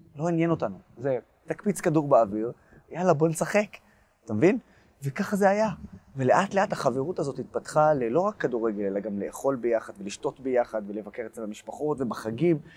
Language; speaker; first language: Hebrew; non-native, local second language; Arabic